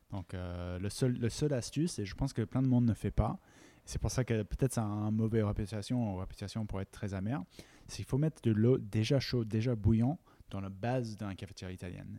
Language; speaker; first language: French; non-native, fluent; English